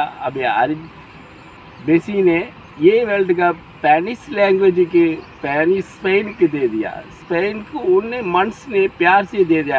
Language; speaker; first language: Hindi; non-native, local second language; Tamil